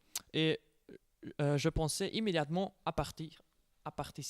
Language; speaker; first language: French; non-native, learner; Dutch